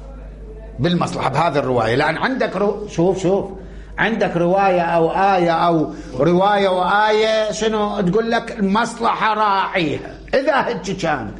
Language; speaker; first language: Arabic; native; Arabic